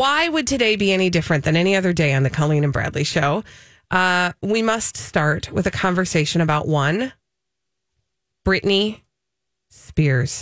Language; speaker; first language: English; native; English